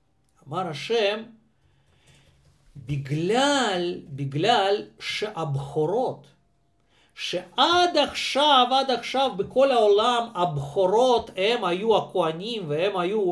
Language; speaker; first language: Hebrew; non-native, fluent; Russian